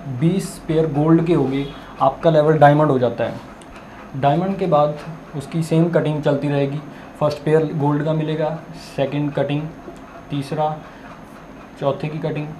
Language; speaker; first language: Hindi; non-native, local second language; Punjabi